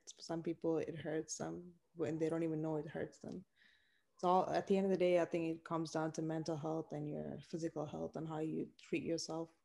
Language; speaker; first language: English; non-native, local second language; Tamil